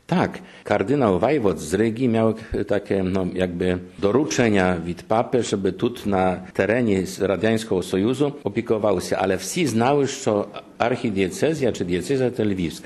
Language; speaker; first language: Ukrainian; non-native, fluent; Polish